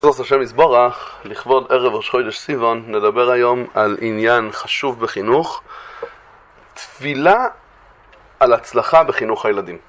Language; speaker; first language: Hebrew; native; Hebrew